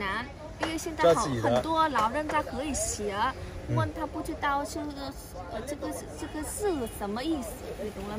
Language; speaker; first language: Chinese; non-native, learner; Vietnamese